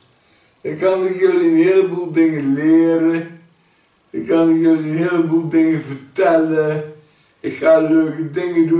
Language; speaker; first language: Dutch; native; Dutch